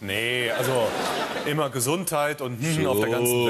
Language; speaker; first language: German; native; German